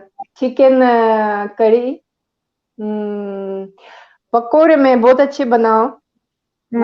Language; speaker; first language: Hindi; non-native, learner; Greek